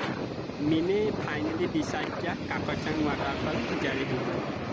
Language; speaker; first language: Hindi; non-native, local second language; Assamese